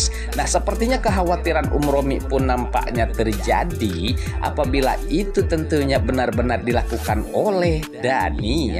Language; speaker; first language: Indonesian; native; Indonesian